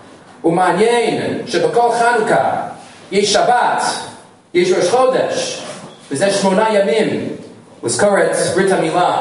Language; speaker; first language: Hebrew; non-native, fluent; English